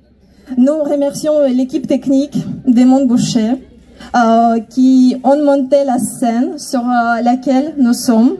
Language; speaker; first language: French; non-native, fluent; Ukrainian